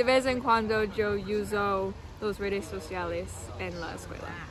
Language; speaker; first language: Spanish; non-native, learner; English